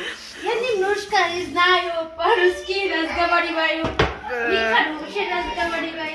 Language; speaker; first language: Russian; non-native, learner; Bangla